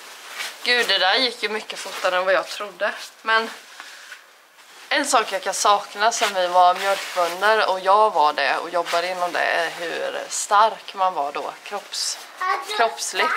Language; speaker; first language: Swedish; native; Swedish